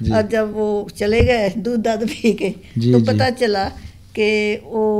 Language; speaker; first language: Hindi; non-native, local second language; Punjabi